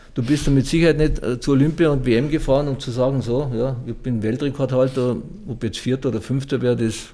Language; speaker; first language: German; native; German